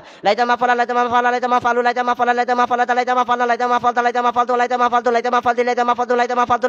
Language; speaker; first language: Arabic; non-native, learner; Bangla